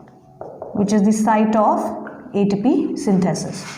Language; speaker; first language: English; non-native, local second language; Hindi